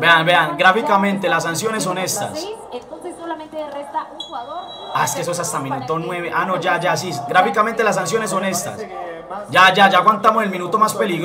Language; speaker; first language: Spanish; native; Spanish